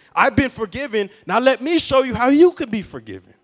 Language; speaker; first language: English; native; English